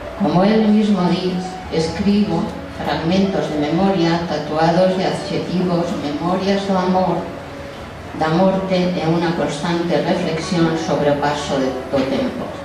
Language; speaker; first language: Galician; non-native, fluent; Spanish